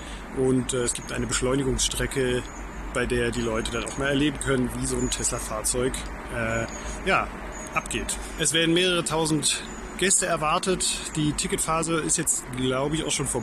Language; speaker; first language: German; native; German